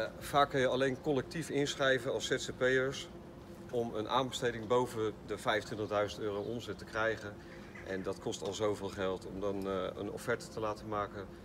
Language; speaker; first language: Dutch; native; Dutch